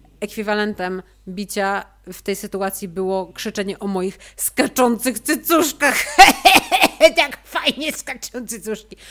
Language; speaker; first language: Polish; native; Polish